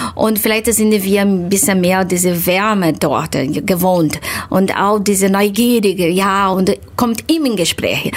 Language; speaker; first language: German; non-native, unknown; Portuguese